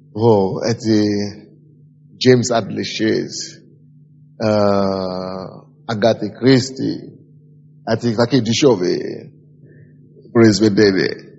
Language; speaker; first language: Russian; non-native, fluent; Yoruba